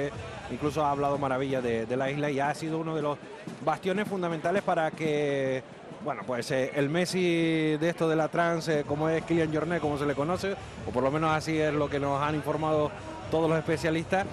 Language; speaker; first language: Spanish; native; Spanish